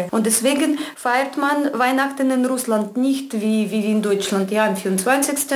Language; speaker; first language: German; non-native, fluent; Russian